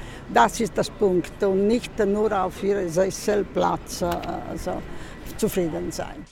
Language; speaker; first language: German; non-native, fluent; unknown